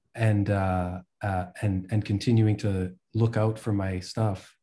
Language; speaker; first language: English; native; English